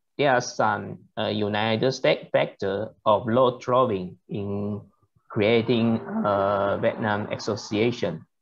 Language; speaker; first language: English; non-native, learner; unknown